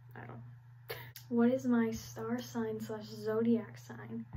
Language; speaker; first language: English; native; English